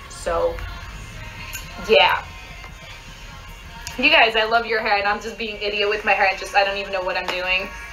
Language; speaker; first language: English; non-native, fluent; Dutch